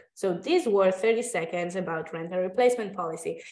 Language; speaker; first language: English; non-native, fluent; Hebrew